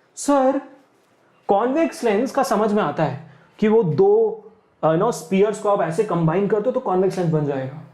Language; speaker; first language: Hindi; native; Hindi